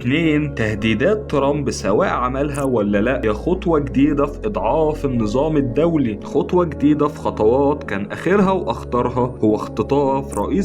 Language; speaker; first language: Arabic; native; Arabic